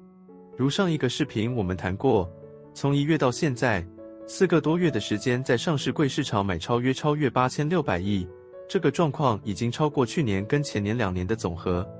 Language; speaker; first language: Chinese; native; Chinese